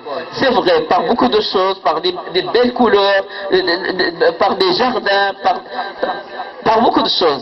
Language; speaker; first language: French; non-native, local second language; Arabic